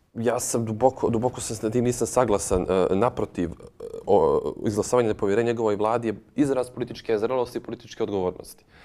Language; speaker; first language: Bosnian; native; Bosnian